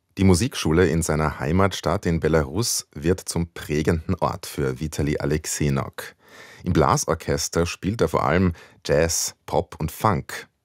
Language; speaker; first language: German; native; German